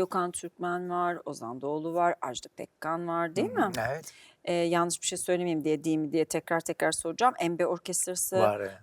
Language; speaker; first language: Turkish; native; Turkish